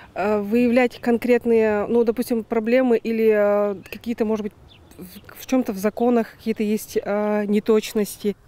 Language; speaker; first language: Russian; native; Russian